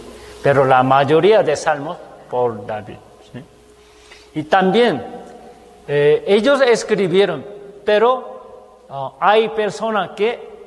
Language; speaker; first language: Spanish; non-native, fluent; Korean